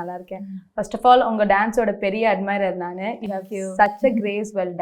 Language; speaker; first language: Tamil; native; Tamil